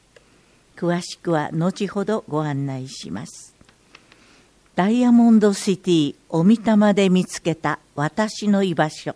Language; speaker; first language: Japanese; native; Japanese